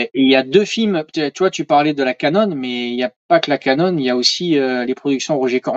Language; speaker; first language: French; native; French